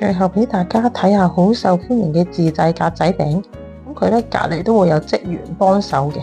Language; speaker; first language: Chinese; native; Chinese